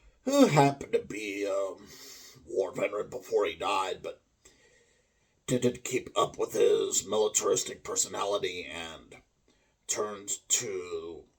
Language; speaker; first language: English; native; English